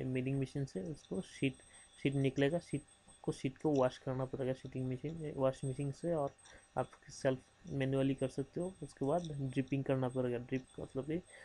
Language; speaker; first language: Hindi; non-native, local second language; Bangla